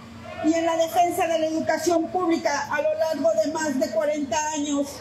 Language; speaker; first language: Spanish; native; Spanish